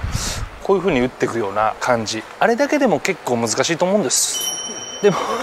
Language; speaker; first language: Japanese; native; Japanese